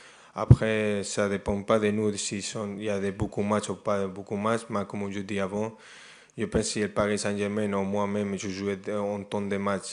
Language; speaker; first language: French; non-native, fluent; Spanish